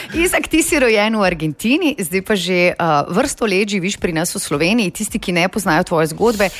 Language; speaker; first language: Slovenian; native; Slovenian